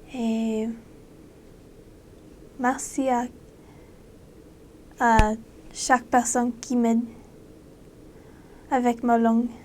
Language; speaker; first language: French; non-native, learner; English